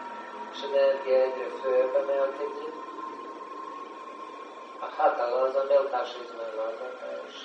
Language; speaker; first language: Hungarian; non-native, learner; Russian